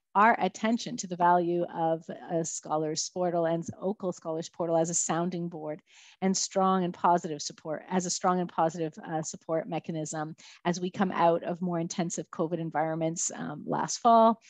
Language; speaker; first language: English; native; English